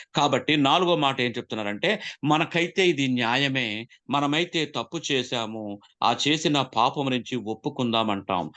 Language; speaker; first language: Telugu; non-native, local second language; Koya